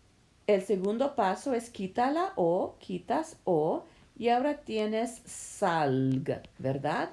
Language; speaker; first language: Spanish; non-native, fluent; English